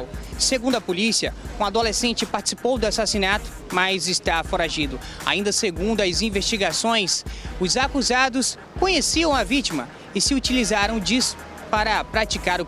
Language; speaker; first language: Portuguese; native; Portuguese